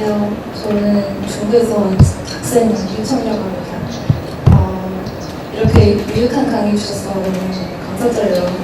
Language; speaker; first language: Korean; non-native, learner; Chinese